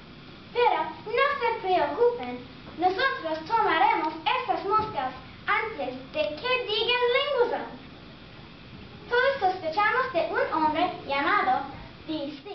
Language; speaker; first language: Spanish; non-native, learner; English